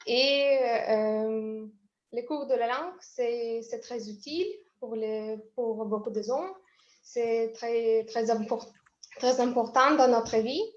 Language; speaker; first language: French; non-native, learner; Russian